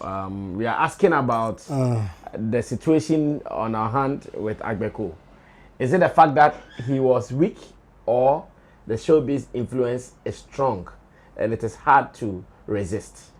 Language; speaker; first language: English; non-native, local second language; Akan